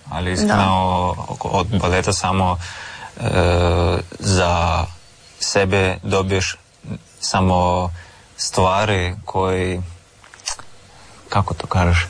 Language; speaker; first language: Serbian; non-native, learner; Russian